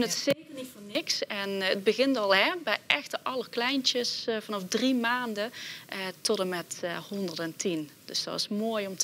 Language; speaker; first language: Dutch; native; Dutch